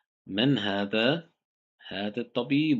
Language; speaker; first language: Arabic; non-native, fluent; English